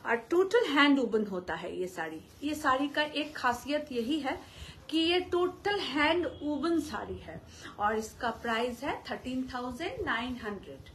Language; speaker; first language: Hindi; non-native, local second language; Bangla